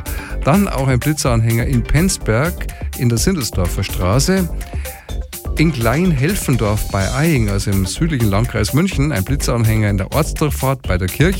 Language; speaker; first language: German; native; German